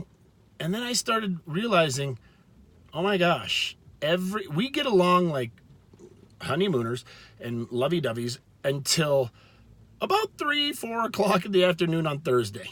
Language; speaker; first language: English; native; English